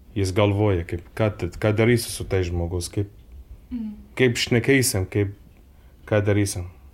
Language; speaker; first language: Lithuanian; non-native, learner; Arabic